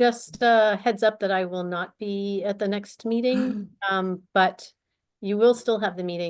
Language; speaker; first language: English; native; English